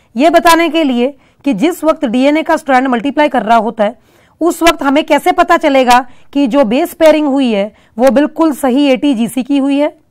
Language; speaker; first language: Hindi; non-native, local second language; Punjabi